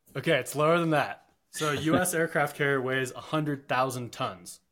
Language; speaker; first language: English; native; English